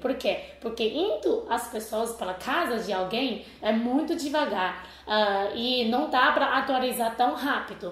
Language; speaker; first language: Portuguese; non-native, fluent; Chinese